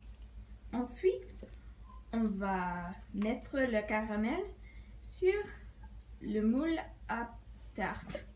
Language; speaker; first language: French; non-native, learner; English